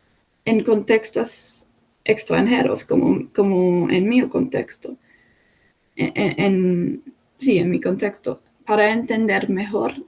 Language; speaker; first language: Spanish; non-native, fluent; English